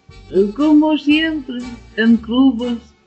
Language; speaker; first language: Spanish; non-native, learner; Ukrainian